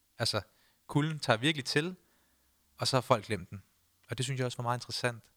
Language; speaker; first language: Danish; early bilingual, other home language; Punjabi